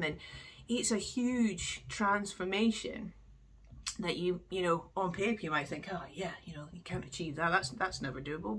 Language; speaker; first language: English; native; English